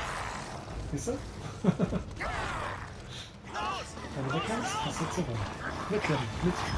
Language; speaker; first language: German; native; German